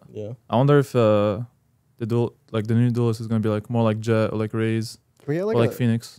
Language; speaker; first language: English; non-native, fluent; Arabic